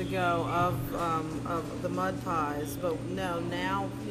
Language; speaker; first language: English; native; English